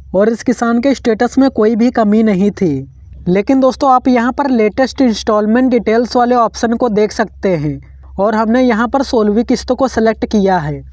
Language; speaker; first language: Hindi; non-native, local second language; Marathi